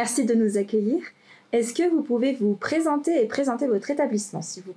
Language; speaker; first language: French; native; French